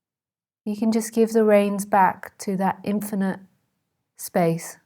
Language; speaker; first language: English; native; English